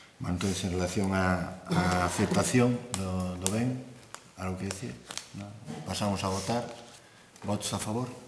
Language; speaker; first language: Galician; native; Galician